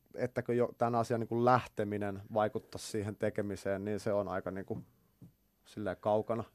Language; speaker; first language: Finnish; native; Finnish